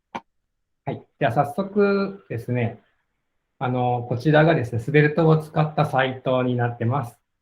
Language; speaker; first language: Japanese; native; Japanese